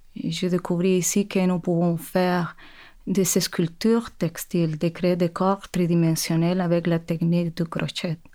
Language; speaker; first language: French; non-native, fluent; Spanish